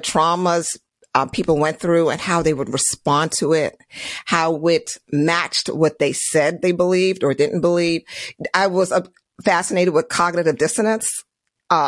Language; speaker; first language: English; native; English